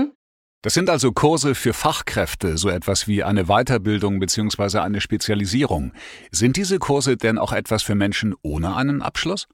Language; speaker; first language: German; native; German